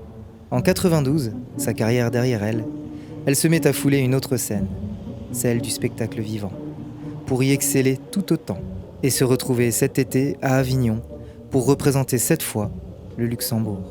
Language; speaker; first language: French; native; French